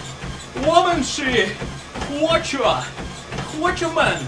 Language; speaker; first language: Chinese; non-native, learner; Russian